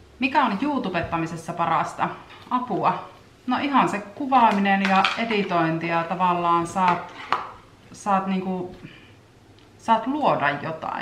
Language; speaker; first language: Finnish; native; Finnish